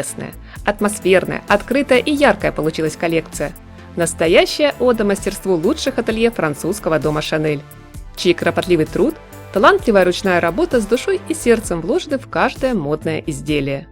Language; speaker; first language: Russian; native; Russian